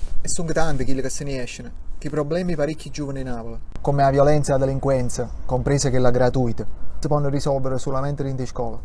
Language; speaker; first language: Italian; non-native, local second language; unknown